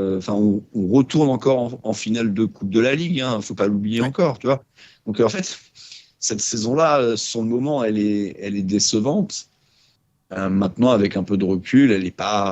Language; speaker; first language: French; native; French